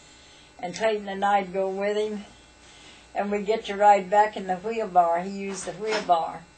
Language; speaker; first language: English; native; English